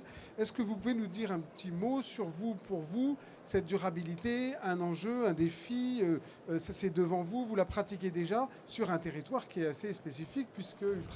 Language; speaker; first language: French; native; French